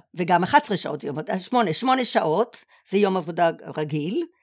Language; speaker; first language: Hebrew; native; Hebrew